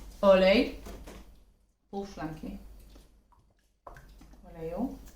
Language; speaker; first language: Polish; non-native, learner; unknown